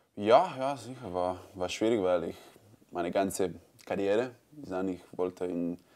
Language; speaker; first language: German; non-native, learner; Croatian